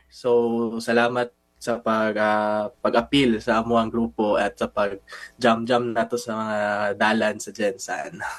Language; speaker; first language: Filipino; non-native, local second language; Cebuano